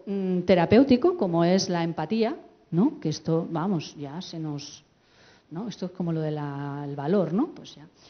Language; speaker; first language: Spanish; native; Spanish